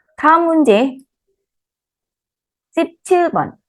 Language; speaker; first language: Korean; non-native, fluent; Indonesian